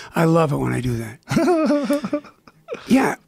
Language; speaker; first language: English; native; English